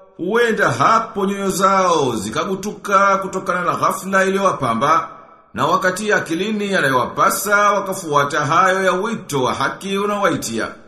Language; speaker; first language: Swahili; native; Swahili